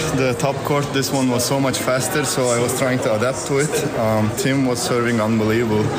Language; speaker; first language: English; non-native, fluent; Turkish